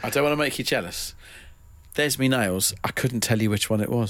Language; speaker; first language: English; native; English